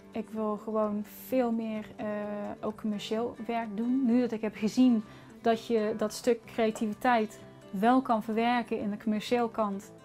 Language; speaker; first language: Dutch; non-native, fluent; English